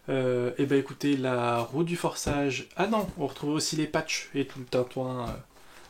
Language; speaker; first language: French; native; French